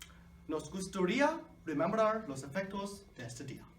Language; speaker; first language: Spanish; non-native, learner; English